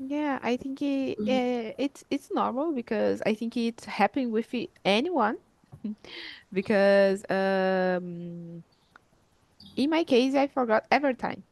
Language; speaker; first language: English; non-native, learner; Portuguese